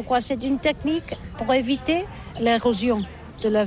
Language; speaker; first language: French; non-native, learner; Catalan